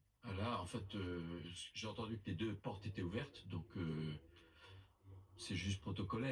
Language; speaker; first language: French; native; French